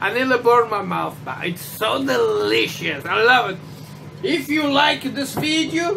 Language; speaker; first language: English; non-native, fluent; Portuguese